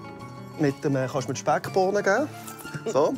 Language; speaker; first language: German; native; German